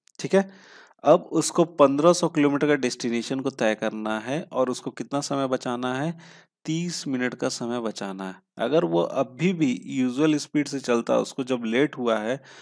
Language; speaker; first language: Hindi; native; Hindi